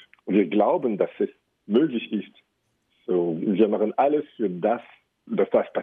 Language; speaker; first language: German; non-native, fluent; French